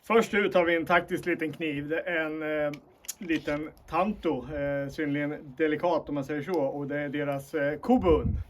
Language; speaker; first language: Swedish; native; Swedish